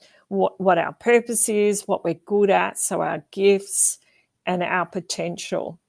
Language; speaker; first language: English; native; English